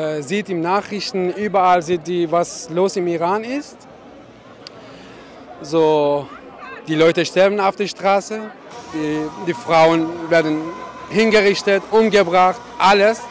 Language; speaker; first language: German; non-native, learner; Persian